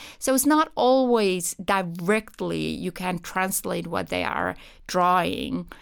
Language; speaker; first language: English; non-native, fluent; Persian